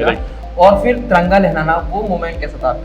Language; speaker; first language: Hindi; native; Hindi